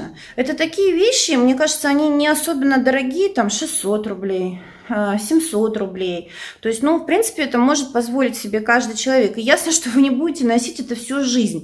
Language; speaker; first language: Russian; native; Russian